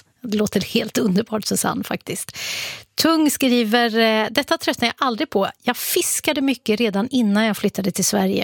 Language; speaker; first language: Swedish; native; Swedish